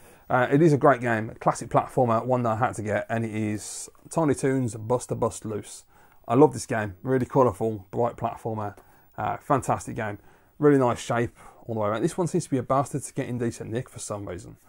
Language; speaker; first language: English; native; English